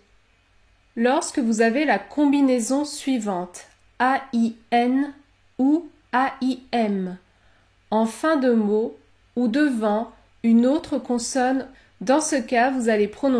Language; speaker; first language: French; native; French